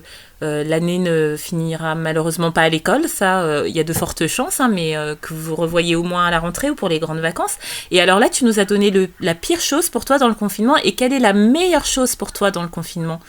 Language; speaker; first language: French; native; French